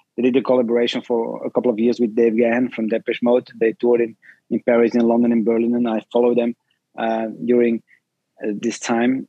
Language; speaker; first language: English; non-native, fluent; Dutch